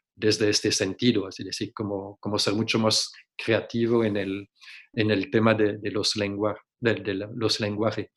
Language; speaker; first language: Spanish; non-native, fluent; French